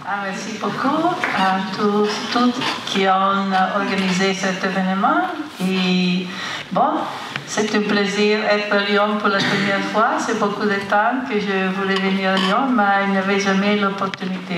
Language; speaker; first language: French; non-native, fluent; Italian